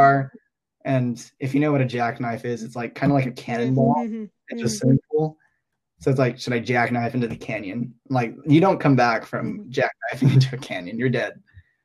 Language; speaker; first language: English; native; English